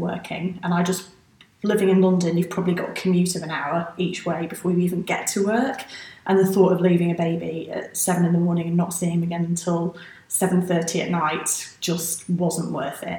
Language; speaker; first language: English; native; English